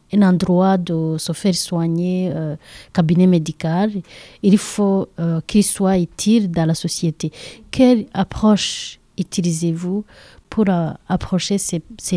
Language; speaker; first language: French; non-native, learner; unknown